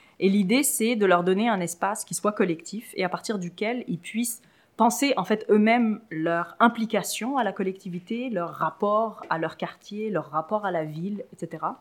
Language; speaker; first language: French; early bilingual, other home language; Arabic